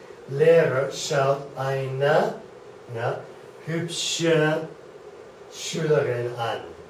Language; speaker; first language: German; non-native, fluent; English